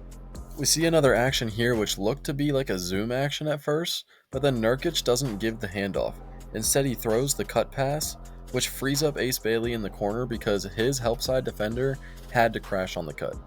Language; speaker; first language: English; native; English